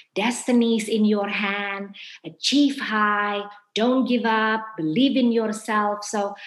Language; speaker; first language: English; non-native, fluent; Indonesian